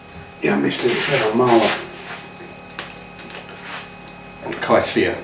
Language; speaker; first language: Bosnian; non-native, learner; English